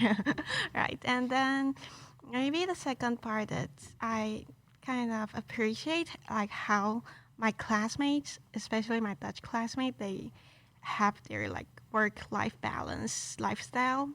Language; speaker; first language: English; non-native, local second language; Chinese